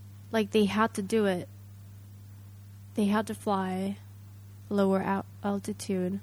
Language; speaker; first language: English; non-native, fluent; Japanese